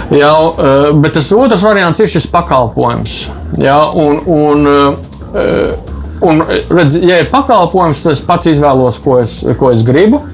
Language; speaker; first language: Latvian; native; Latvian